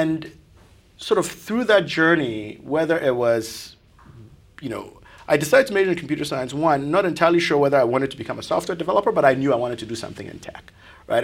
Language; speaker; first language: English; non-native, local second language; Akan